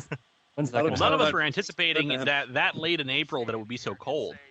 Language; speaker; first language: English; native; English